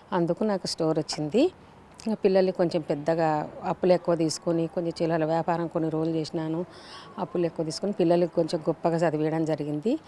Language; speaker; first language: Telugu; native; Telugu